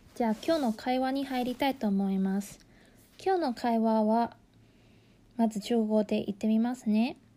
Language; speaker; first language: Japanese; non-native, fluent; Chinese